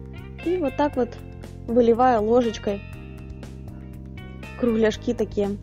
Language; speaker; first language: Russian; native; Russian